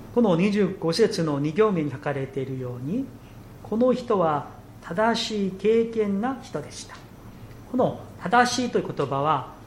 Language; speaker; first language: Japanese; non-native, fluent; Korean